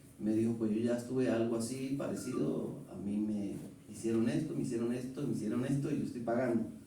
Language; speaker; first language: Spanish; native; Spanish